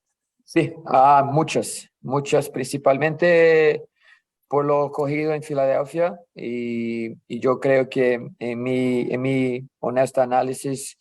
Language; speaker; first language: Spanish; non-native, fluent; Portuguese